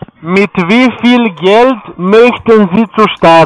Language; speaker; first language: German; non-native, learner; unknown